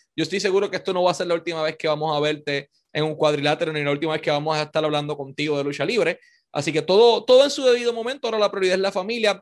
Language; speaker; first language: Spanish; native; Spanish